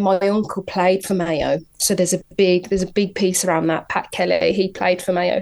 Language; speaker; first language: English; native; English